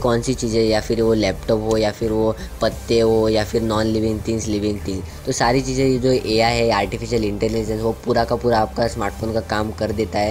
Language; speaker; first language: Hindi; native; Hindi